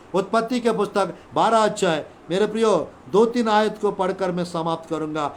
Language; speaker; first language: Hindi; non-native, local second language; Telugu